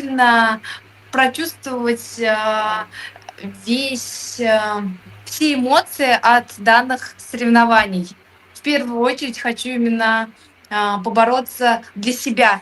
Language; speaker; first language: Russian; native; Russian